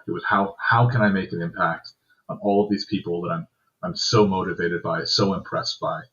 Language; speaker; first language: English; native; English